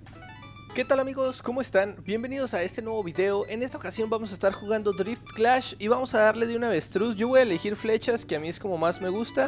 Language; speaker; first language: Spanish; native; Spanish